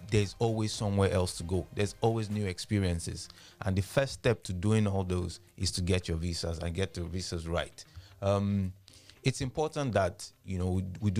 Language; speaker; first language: English; non-native, local second language; Yoruba